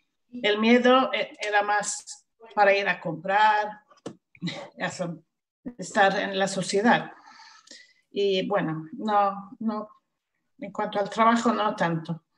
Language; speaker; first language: Spanish; non-native, fluent; Swedish